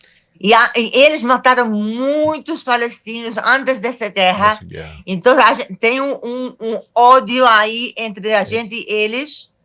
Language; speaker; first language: Portuguese; non-native, fluent; Arabic